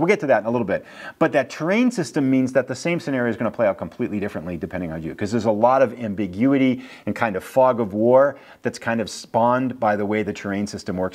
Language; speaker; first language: English; native; English